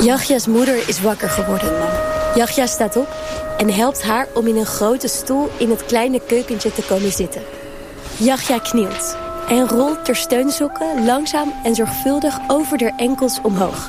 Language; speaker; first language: Dutch; native; Dutch